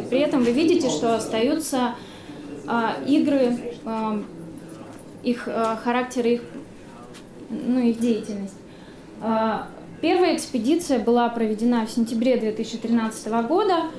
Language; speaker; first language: Russian; native; Russian